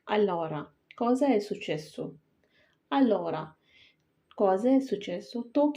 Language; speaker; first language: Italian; non-native, learner; Urdu